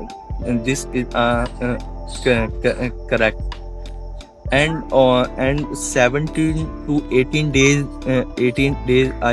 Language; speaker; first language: English; non-native, learner; Hindi